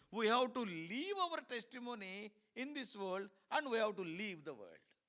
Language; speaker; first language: English; non-native, local second language; Telugu